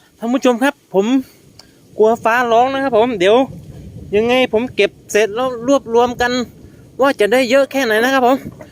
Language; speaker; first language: Thai; native; Thai